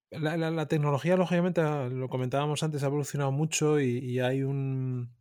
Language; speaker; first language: Spanish; native; Spanish